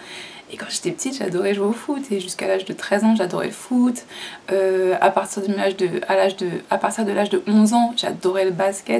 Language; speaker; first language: French; native; French